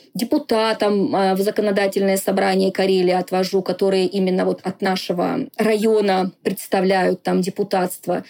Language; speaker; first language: Russian; non-native, local second language; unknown